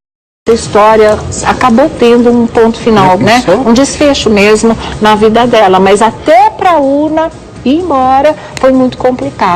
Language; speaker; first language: Portuguese; native; Portuguese